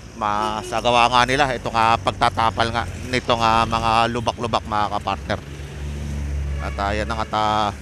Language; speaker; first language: Filipino; native; Filipino